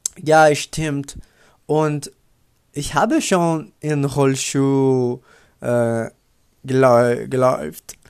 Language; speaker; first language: German; non-native, learner; Portuguese